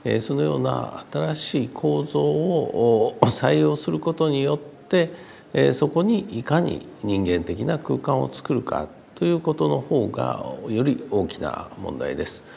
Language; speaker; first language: Japanese; native; Japanese